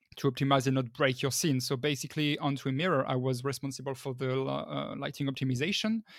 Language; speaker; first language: English; non-native, fluent; French